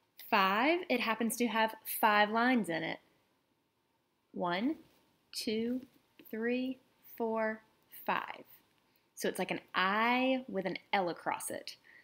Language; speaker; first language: English; native; English